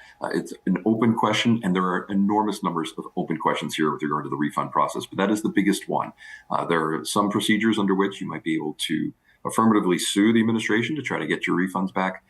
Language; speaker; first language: English; native; English